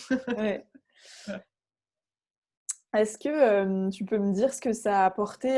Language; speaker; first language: French; native; French